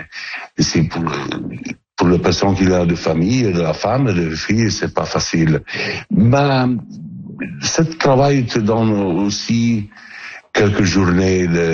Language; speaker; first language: French; non-native, learner; Italian